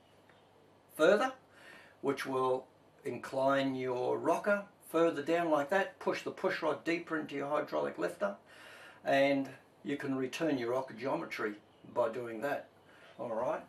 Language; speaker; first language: English; native; English